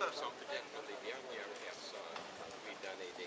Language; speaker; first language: French; non-native, learner; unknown